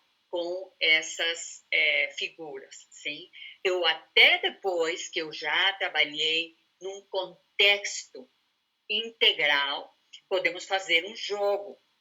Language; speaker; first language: Portuguese; non-native, fluent; Spanish